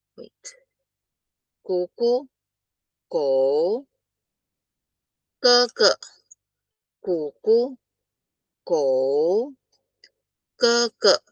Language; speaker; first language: Chinese; non-native, fluent; Filipino